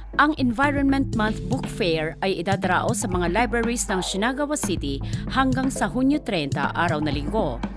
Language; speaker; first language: Filipino; native; Filipino